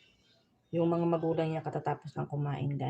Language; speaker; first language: Filipino; non-native, local second language; Bikol